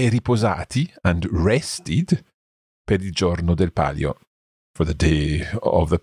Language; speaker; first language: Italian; non-native, fluent; English